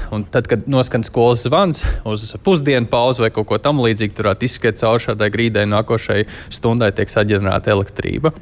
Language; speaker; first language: Latvian; native; Latvian